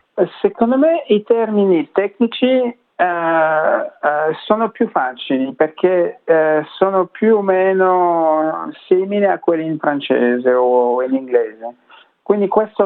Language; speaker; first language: Italian; non-native, fluent; French